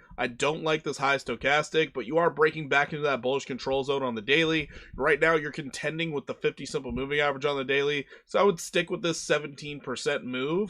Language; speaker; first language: English; native; English